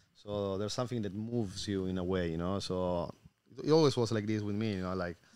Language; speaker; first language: English; non-native, fluent; Spanish